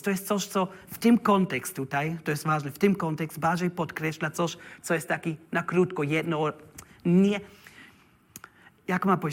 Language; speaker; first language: Polish; non-native, learner; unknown